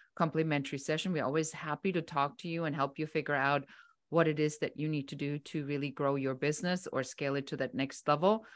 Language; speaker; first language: English; non-native, fluent; German